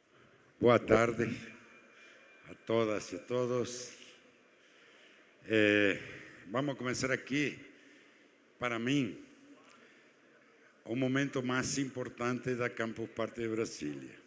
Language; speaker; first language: Portuguese; non-native, fluent; Spanish